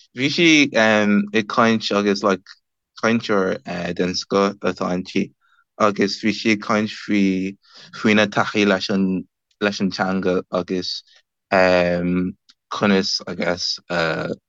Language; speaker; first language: Irish; non-native, learner; English